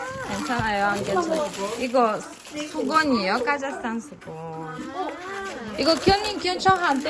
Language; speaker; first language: Korean; non-native, learner; Kazakh